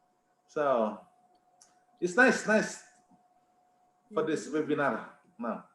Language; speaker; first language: English; non-native, fluent; Indonesian